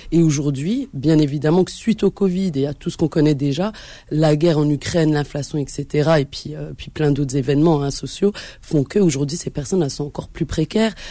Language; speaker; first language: French; early bilingual, other home language; Arabic